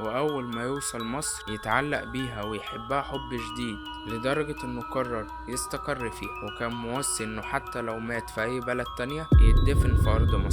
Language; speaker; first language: Arabic; native; Arabic